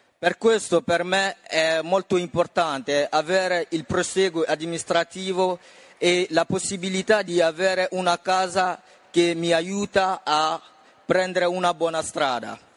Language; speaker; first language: Italian; non-native, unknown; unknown